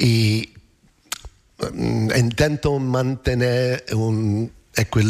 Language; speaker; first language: Spanish; non-native, fluent; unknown